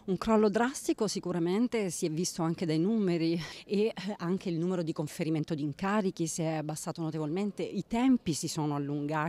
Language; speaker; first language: Italian; native; Italian